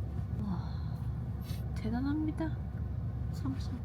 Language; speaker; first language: Korean; non-native, fluent; Swedish